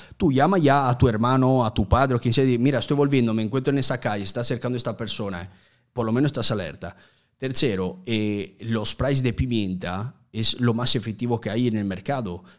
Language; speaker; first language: Spanish; non-native, fluent; Italian